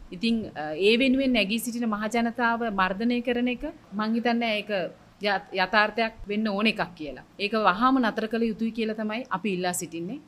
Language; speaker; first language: Sinhala; native; Sinhala